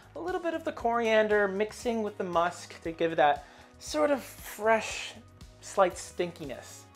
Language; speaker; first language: English; native; English